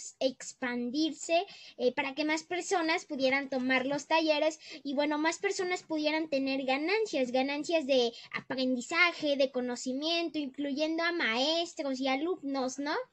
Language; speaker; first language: Spanish; native; Spanish